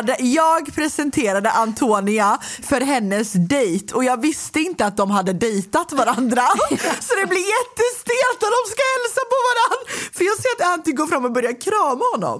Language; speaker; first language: Swedish; native; Swedish